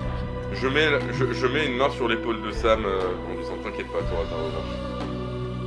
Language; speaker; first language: French; native; French